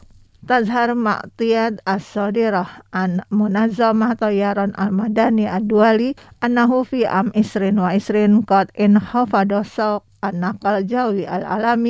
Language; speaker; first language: Arabic; non-native, learner; Indonesian